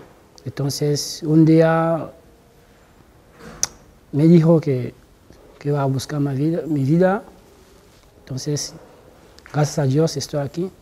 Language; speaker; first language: Spanish; non-native, local second language; French